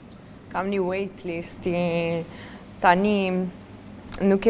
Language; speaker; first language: Albanian; early bilingual, heritage; Albanian